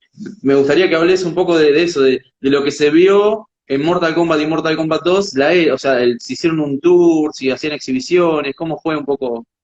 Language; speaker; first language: Spanish; native; Spanish